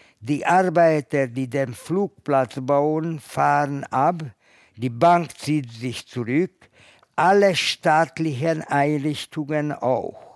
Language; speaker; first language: German; non-native, fluent; Hungarian